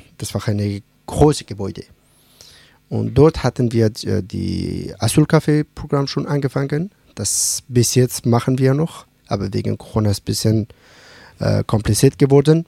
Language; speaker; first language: German; non-native, learner; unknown